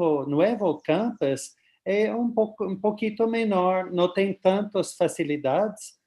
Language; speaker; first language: Portuguese; non-native, fluent; English